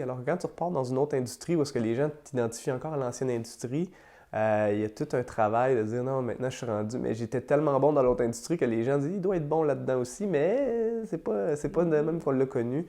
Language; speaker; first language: French; native; French